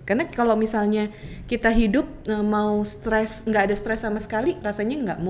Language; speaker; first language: Indonesian; native; Indonesian